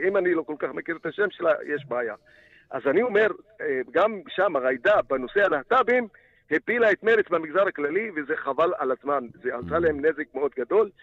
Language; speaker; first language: Hebrew; non-native, local second language; Arabic